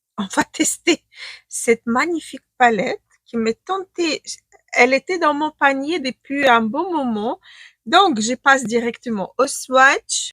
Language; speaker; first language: French; non-native, fluent; Ukrainian